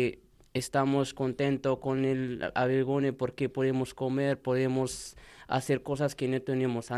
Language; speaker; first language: Spanish; non-native, learner; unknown